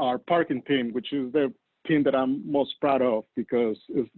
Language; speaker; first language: English; non-native, fluent; Spanish